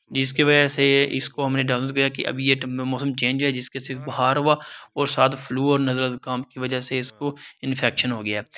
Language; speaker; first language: Urdu; non-native, local second language; Punjabi